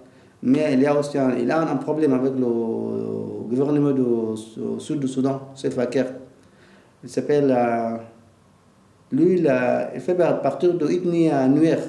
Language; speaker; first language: French; non-native, learner; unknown